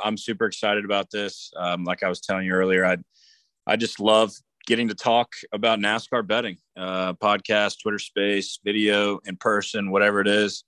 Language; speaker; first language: English; native; English